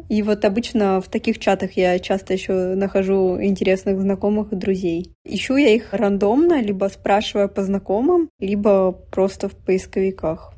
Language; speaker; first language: Russian; native; Russian